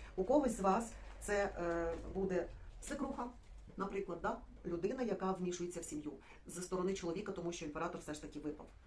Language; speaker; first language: Ukrainian; non-native, local second language; Russian